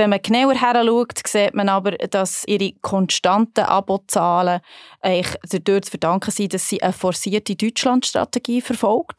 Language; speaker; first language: German; native; German